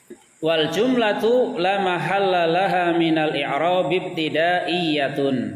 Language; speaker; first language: Arabic; non-native, fluent; Indonesian